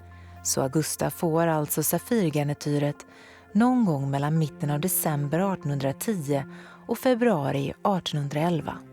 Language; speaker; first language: Swedish; native; Swedish